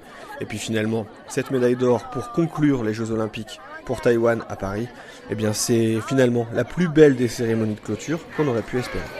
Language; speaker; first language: French; native; French